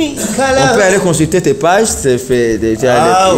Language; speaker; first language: French; non-native, local second language; Rundi